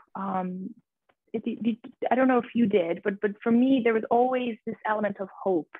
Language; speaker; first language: English; early bilingual, other home language; Persian